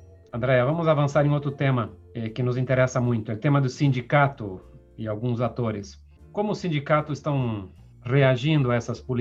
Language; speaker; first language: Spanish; non-native, fluent; Portuguese